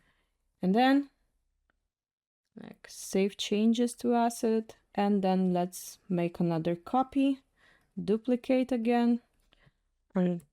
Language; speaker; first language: English; non-native, fluent; Russian